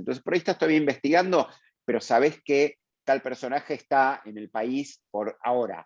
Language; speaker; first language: Spanish; native; Spanish